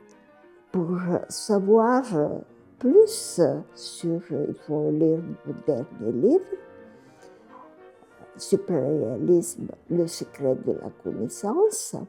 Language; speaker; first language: French; non-native, fluent; Bulgarian